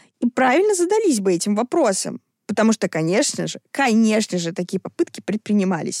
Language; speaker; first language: Russian; native; Russian